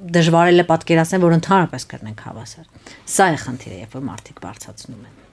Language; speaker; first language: Armenian; native; Armenian